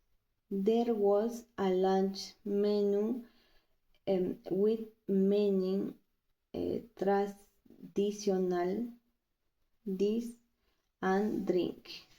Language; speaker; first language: English; non-native, learner; Spanish